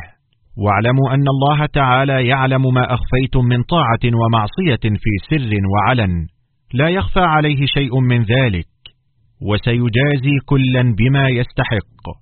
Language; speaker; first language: Arabic; native; Arabic